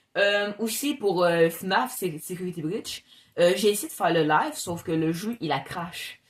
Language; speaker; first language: French; native; French